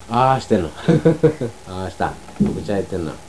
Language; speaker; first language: Japanese; native; Japanese